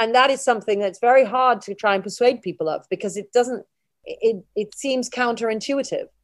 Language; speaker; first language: English; native; English